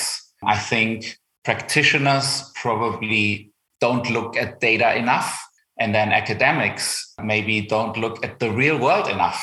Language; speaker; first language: English; non-native, fluent; German